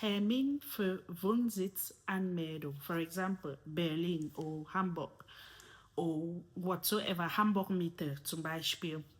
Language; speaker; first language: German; non-native, learner; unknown